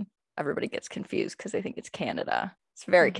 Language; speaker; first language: English; native; English